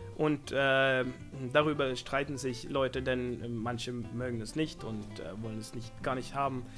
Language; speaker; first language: German; non-native, fluent; Swedish